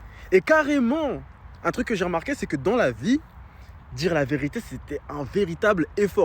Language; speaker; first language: French; native; French